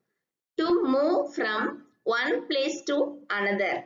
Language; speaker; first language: English; non-native, local second language; Tamil